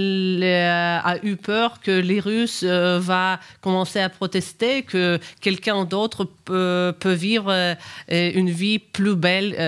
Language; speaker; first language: French; non-native, fluent; Ukrainian